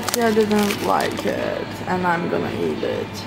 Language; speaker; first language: English; non-native, fluent; Turkish